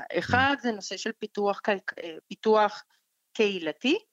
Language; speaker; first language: Hebrew; non-native, fluent; Spanish